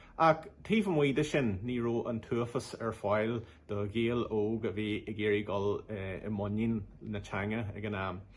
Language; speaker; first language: Irish; non-native, local second language; English